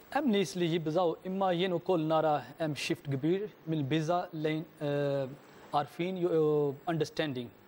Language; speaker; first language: Maltese; non-native, fluent; Urdu